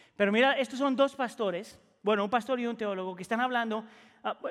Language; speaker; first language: Spanish; native; Spanish